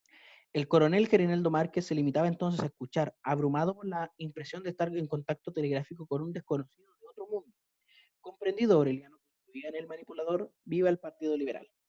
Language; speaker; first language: Spanish; native; Spanish